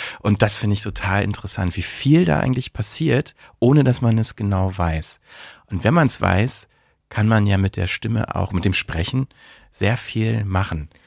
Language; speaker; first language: German; native; German